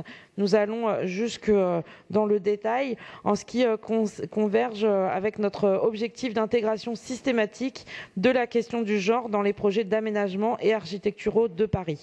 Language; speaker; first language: French; native; French